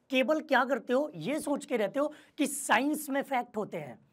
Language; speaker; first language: Hindi; native; Hindi